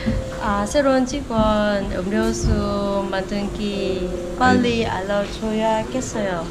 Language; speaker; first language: Korean; non-native, learner; Vietnamese